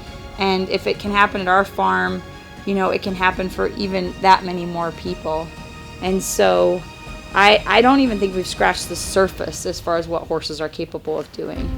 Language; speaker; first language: English; native; English